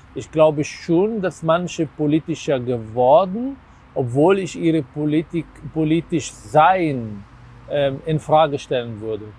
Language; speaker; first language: German; non-native, fluent; Arabic